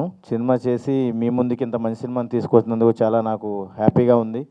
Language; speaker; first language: Telugu; native; Telugu